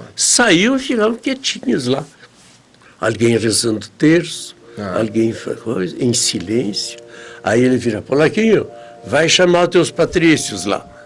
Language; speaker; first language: Portuguese; early bilingual, other home language; Polish